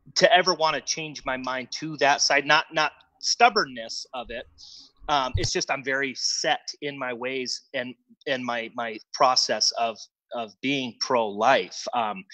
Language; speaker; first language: English; native; English